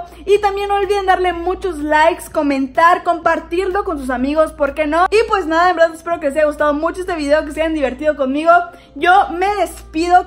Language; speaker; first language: Spanish; native; Spanish